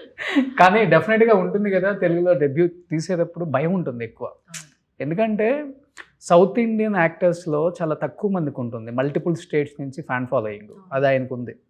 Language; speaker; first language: Telugu; native; Telugu